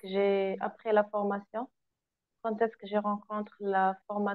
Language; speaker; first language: French; non-native, learner; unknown